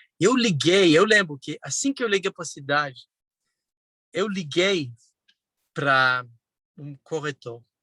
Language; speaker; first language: Portuguese; non-native, fluent; Hebrew